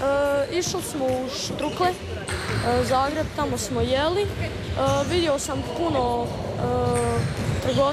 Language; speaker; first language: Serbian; early bilingual, heritage; English